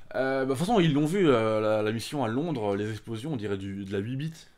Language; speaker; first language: French; native; French